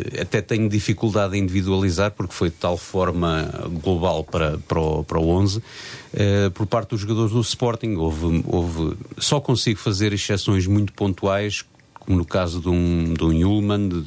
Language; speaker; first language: Portuguese; native; Portuguese